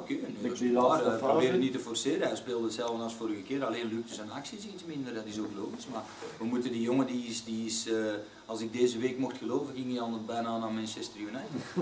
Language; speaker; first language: Dutch; native; Dutch